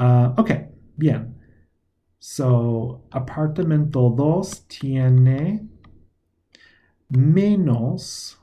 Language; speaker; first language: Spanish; non-native, fluent; English